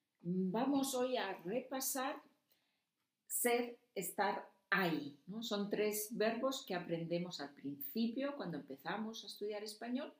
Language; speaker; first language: Spanish; non-native, fluent; German